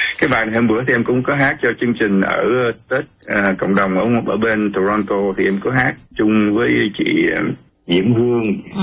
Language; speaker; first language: Vietnamese; early bilingual, heritage; Vietnamese